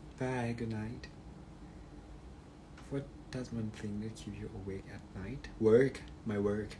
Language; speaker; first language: English; non-native, learner; Thai